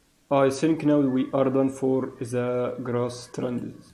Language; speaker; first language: English; non-native, fluent; Arabic